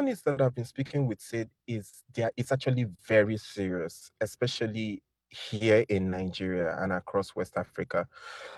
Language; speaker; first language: English; non-native, local second language; Igbo